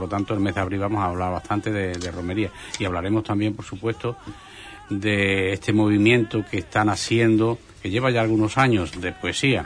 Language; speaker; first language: Spanish; native; Spanish